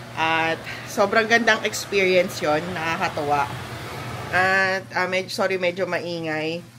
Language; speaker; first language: Filipino; native; Filipino